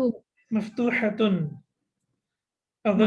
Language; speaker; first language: Arabic; non-native, fluent; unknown